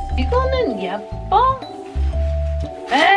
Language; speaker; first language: Korean; non-native, learner; English